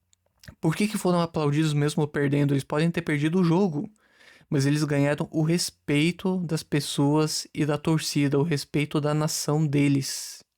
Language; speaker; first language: Portuguese; native; Portuguese